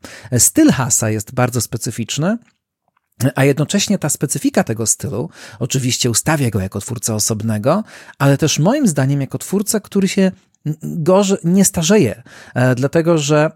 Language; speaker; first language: Polish; native; Polish